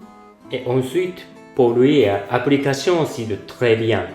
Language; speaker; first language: French; non-native, learner; Japanese